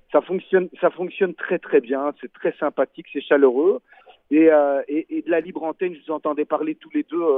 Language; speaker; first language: French; native; French